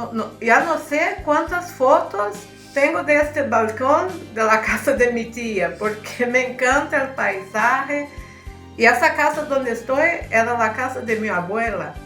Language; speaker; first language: Spanish; early bilingual, heritage; Spanish